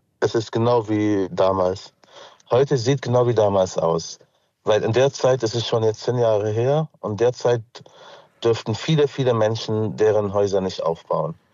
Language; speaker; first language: German; non-native, fluent; Arabic